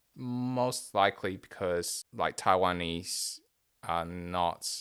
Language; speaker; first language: English; non-native, fluent; Chinese